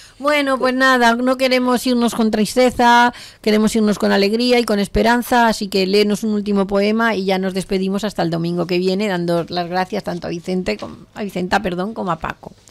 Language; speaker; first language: Spanish; native; Spanish